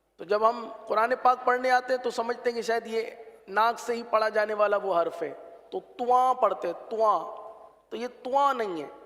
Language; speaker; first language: Urdu; native; Urdu